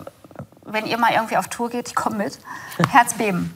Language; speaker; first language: German; native; German